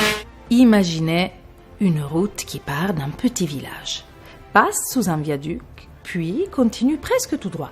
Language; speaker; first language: French; native; French